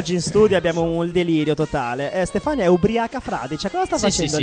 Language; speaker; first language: Italian; native; Italian